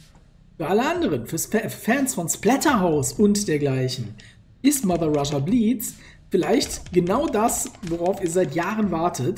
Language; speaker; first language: German; native; German